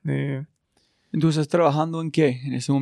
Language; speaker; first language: Spanish; non-native, fluent; English